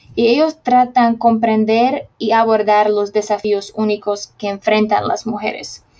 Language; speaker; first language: Spanish; non-native, fluent; Slovak